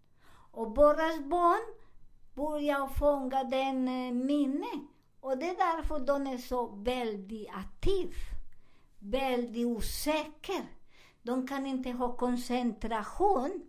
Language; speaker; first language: Swedish; non-native, learner; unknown